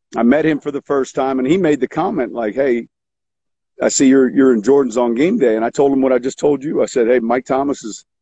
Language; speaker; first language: English; native; English